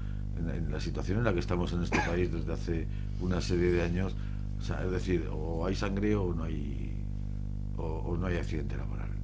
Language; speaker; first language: Spanish; native; Spanish